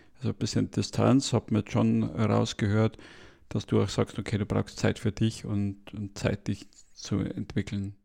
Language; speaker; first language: German; native; German